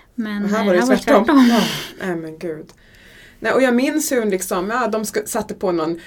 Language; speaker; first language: Swedish; native; Swedish